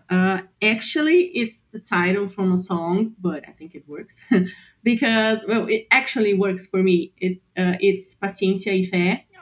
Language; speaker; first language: English; non-native, fluent; Portuguese